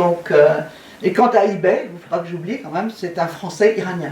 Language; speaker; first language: French; native; French